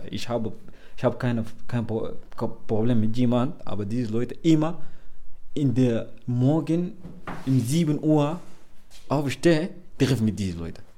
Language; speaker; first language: German; non-native, learner; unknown